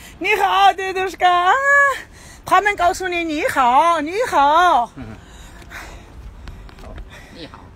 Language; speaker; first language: Chinese; non-native, learner; Russian